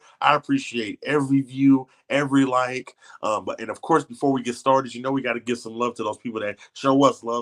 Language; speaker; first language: English; native; English